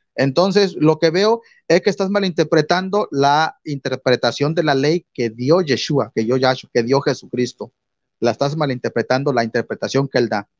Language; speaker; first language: Spanish; native; Spanish